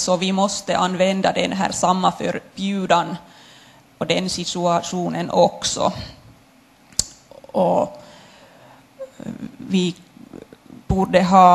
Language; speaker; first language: Swedish; non-native, local second language; Finnish